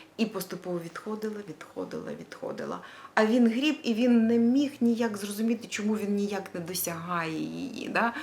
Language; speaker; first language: Ukrainian; non-native, local second language; Russian